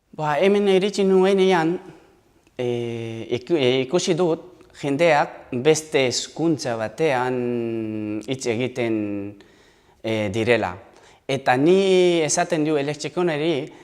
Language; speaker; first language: Basque; non-native, learner; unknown